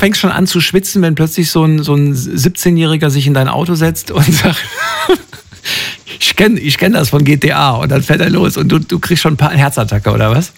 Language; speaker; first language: German; native; German